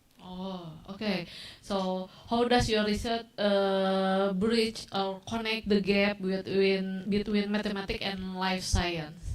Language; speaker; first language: English; non-native, learner; Indonesian